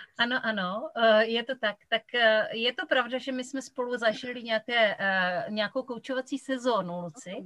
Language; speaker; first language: Czech; native; Czech